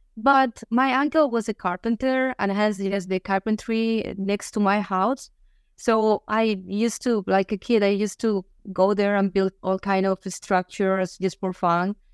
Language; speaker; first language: English; non-native, fluent; Galician